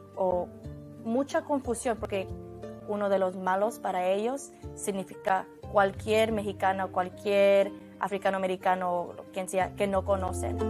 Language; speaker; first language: Spanish; early bilingual, heritage; Spanish